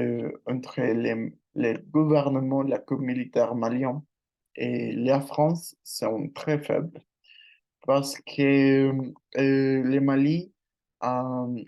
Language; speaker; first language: French; non-native, learner; Spanish